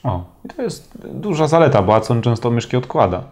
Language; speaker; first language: Polish; native; Polish